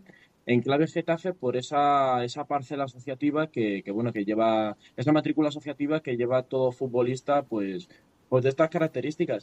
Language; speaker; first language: Spanish; native; Spanish